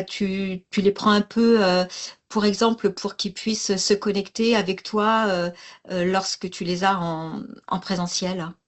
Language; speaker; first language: French; native; French